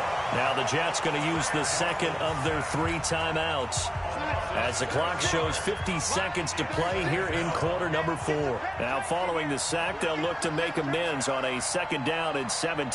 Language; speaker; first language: English; native; English